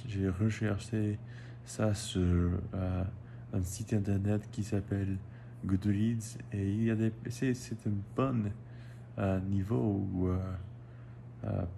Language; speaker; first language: French; non-native, learner; English